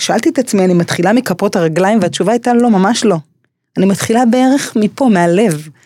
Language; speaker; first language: Hebrew; early bilingual, other home language; English